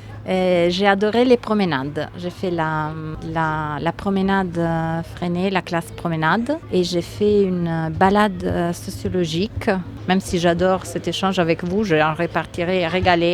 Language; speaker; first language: French; non-native, fluent; Italian